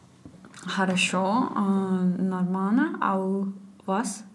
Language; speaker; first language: Russian; non-native, learner; English